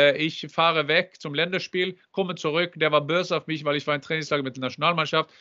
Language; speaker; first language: German; non-native, fluent; Norwegian